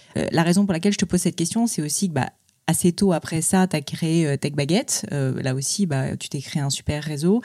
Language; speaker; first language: French; native; French